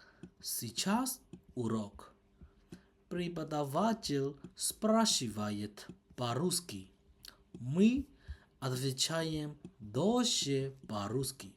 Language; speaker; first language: Russian; non-native, learner; Burmese